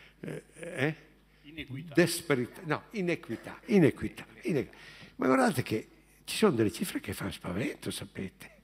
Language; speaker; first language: Italian; native; Italian